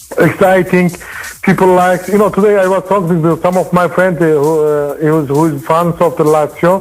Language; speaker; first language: English; non-native, learner; Turkish